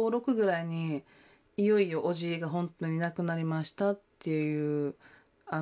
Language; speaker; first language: Japanese; native; Japanese